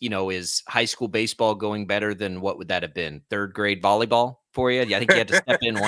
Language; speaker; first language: English; native; English